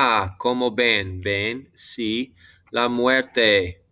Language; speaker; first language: Spanish; non-native, fluent; English